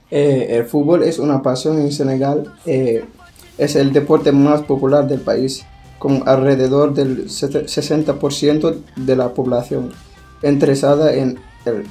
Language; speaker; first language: Spanish; non-native, learner; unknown